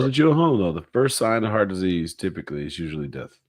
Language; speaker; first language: English; native; English